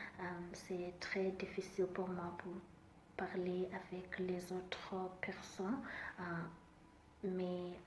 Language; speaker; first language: French; non-native, learner; Southern Sotho